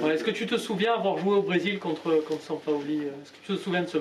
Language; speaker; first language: French; native; French